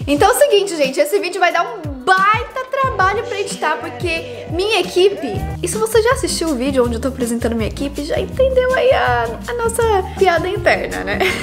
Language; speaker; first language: Portuguese; early bilingual, heritage; Portuguese